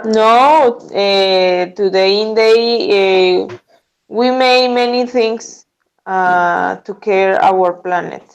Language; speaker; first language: English; non-native, learner; Spanish